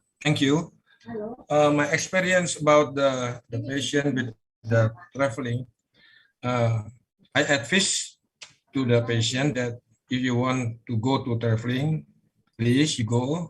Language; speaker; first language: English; non-native, learner; Indonesian